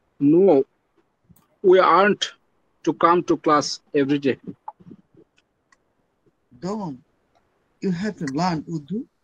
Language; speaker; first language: English; non-native, learner; Bangla